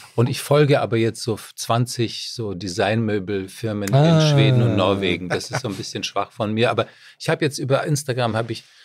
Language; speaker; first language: German; early bilingual, other home language; Czech